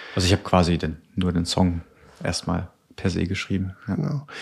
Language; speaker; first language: German; native; German